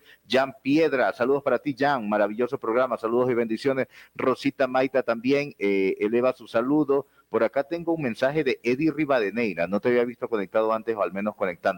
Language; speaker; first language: Spanish; native; Spanish